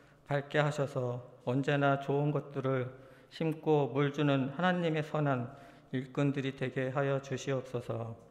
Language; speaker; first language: Korean; native; Korean